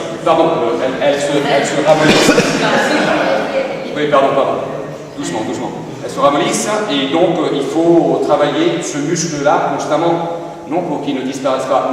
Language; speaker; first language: French; non-native, fluent; Spanish